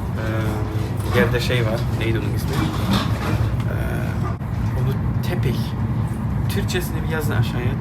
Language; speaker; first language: Turkish; early bilingual, heritage; Turkish